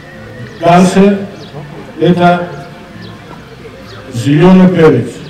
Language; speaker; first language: Russian; non-native, learner; Greek